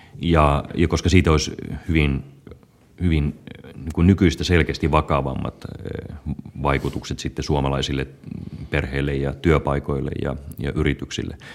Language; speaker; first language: Finnish; native; Finnish